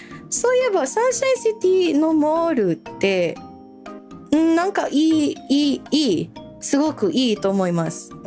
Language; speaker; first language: Japanese; non-native, learner; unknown